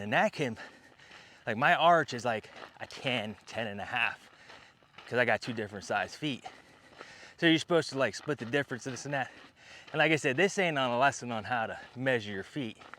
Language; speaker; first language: English; native; English